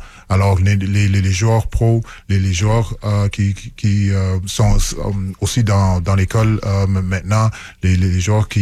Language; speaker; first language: French; non-native, local second language; English